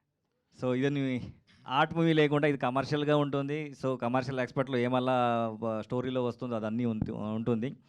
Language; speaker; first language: Telugu; non-native, learner; Kannada